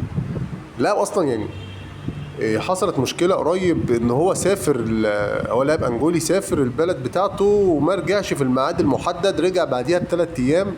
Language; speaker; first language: Arabic; native; Arabic